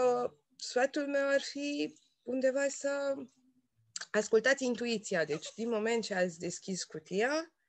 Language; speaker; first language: Romanian; non-native, local second language; Hungarian